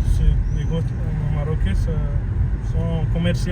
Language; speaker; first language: Spanish; non-native, fluent; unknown